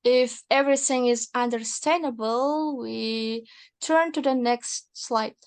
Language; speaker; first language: English; non-native, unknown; Kazakh